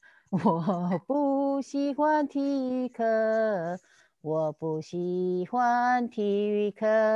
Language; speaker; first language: Chinese; native; Chinese